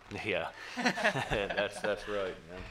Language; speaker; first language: English; native; English